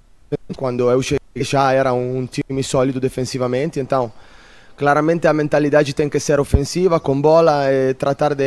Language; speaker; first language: Portuguese; non-native, fluent; Italian